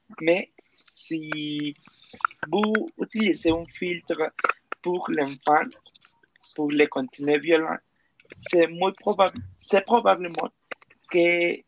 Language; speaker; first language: French; non-native, learner; Spanish